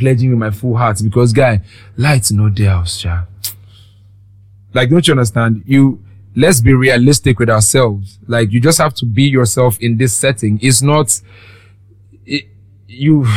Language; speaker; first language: English; non-native, local second language; Yoruba